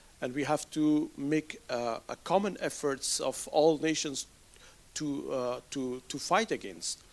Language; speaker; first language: English; non-native, fluent; Persian